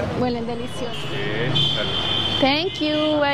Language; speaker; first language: Spanish; native; Spanish